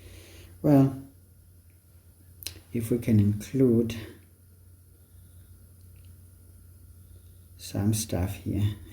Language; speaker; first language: English; non-native, local second language; Xhosa